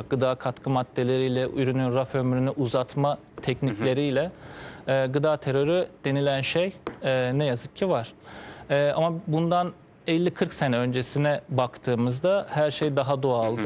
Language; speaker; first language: Turkish; native; Turkish